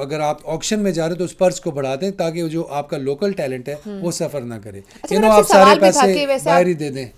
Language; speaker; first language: Urdu; native; Urdu